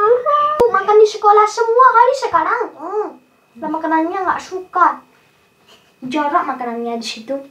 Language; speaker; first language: Indonesian; early bilingual, heritage; Spanish